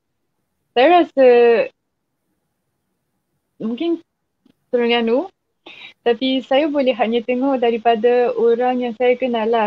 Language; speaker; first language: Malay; non-native, fluent; French